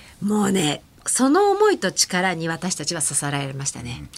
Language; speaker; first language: Japanese; native; Japanese